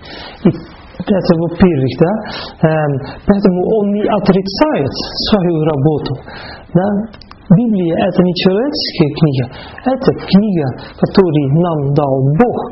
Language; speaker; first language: Russian; non-native, fluent; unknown